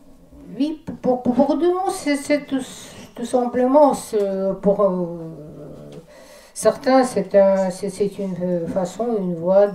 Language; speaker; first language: French; non-native, fluent; Russian